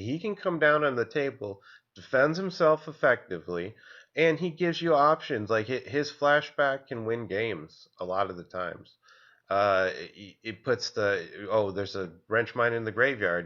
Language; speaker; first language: English; native; English